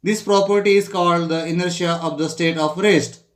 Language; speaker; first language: English; non-native, local second language; Marathi